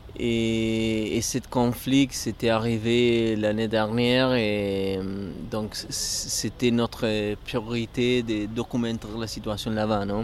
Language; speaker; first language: French; non-native, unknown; Spanish